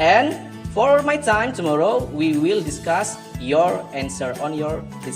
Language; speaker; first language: English; non-native, learner; Indonesian